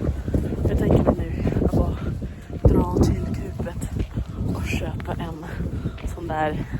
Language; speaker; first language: Swedish; non-native, fluent; English